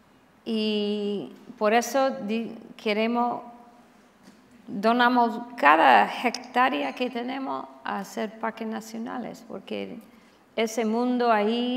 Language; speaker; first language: Spanish; non-native, fluent; English